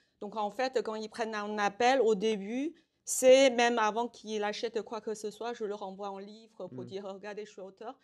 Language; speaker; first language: French; non-native, fluent; Chinese